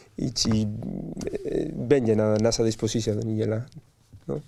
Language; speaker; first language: Polish; non-native, learner; Spanish